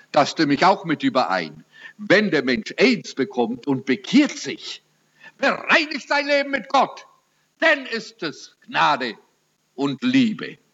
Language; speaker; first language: German; early bilingual, heritage; German